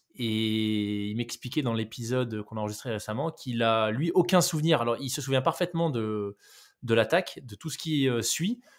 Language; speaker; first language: French; native; French